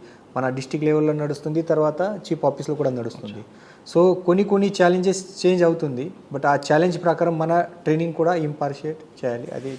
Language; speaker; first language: Telugu; non-native, learner; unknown